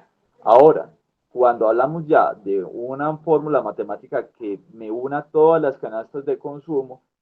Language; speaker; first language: Spanish; native; Spanish